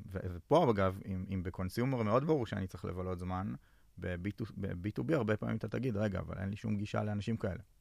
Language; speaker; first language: Hebrew; native; Hebrew